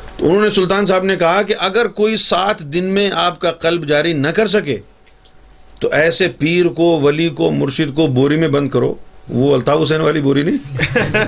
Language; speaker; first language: Urdu; native; Urdu